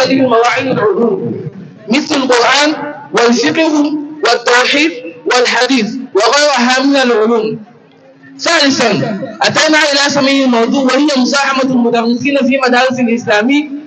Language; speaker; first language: Arabic; non-native, learner; Hausa